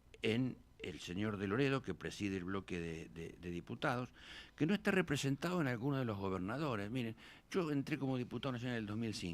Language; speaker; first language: Spanish; native; Spanish